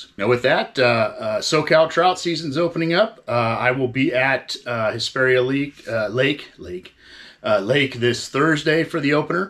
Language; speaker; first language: English; native; English